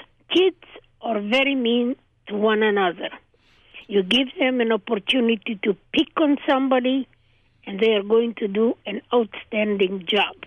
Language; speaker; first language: English; non-native, fluent; Hungarian